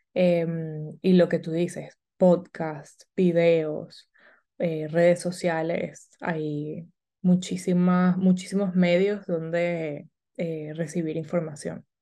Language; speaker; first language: Spanish; native; Spanish